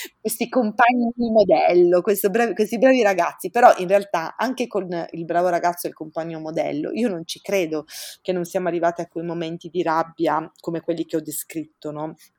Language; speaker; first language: Italian; native; Italian